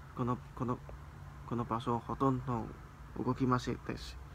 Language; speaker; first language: Japanese; non-native, learner; Cantonese